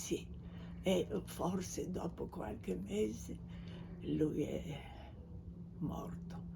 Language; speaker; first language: Italian; non-native, fluent; Bulgarian